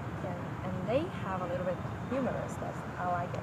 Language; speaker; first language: English; non-native, fluent; Vietnamese